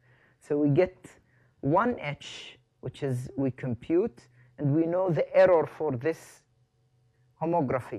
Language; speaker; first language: English; non-native, fluent; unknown